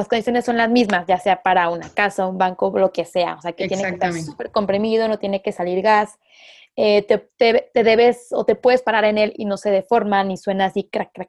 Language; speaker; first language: Spanish; native; Spanish